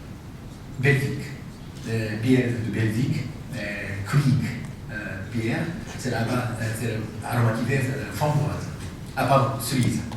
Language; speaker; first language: French; non-native, fluent; Japanese